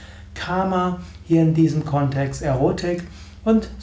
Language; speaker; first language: German; native; German